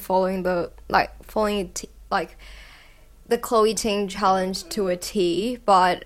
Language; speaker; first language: English; non-native, local second language; Cantonese